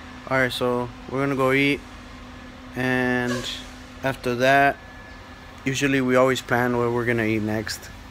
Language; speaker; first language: English; early bilingual, other home language; Spanish